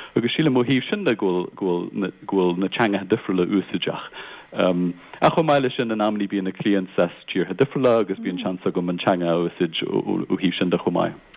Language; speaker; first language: Irish; non-native, local second language; English